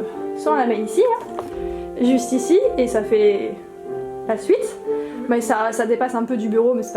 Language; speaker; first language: French; native; French